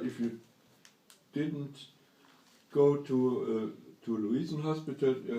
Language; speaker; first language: English; non-native, learner; German